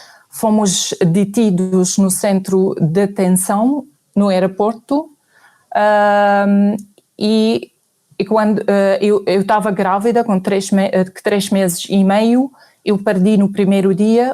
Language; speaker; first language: Portuguese; non-native, fluent; Arabic